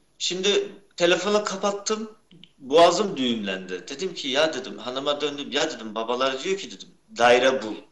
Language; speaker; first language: Turkish; early bilingual, heritage; Turkish